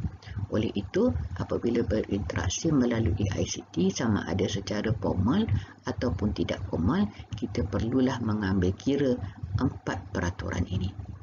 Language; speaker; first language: Malay; native; Malay